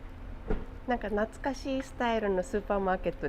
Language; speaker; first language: Japanese; native; Japanese